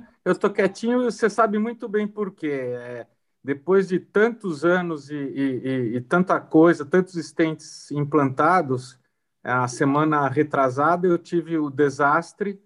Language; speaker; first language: Portuguese; native; Portuguese